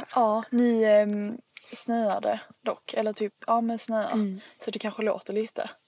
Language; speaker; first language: Swedish; native; Swedish